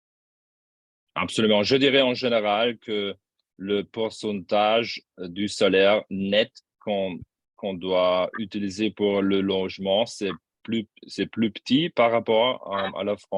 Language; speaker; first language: French; non-native, fluent; German